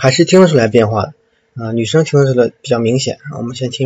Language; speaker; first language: Chinese; native; Chinese